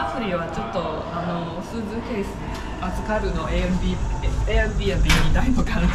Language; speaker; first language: Japanese; non-native, learner; Chinese